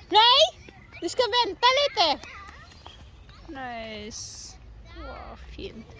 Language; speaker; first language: Swedish; non-native, learner; Cebuano